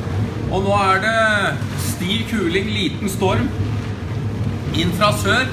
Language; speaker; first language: Norwegian; native; Norwegian